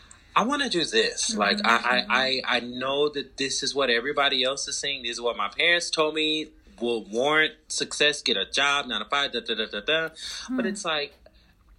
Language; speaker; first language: English; native; English